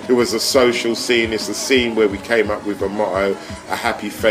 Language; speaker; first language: English; native; English